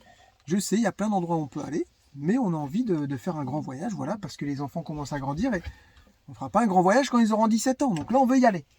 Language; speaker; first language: French; native; French